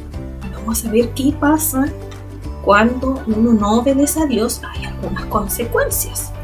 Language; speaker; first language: Spanish; native; Spanish